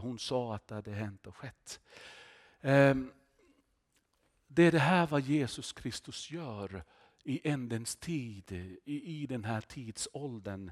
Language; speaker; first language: Swedish; non-native, fluent; Finnish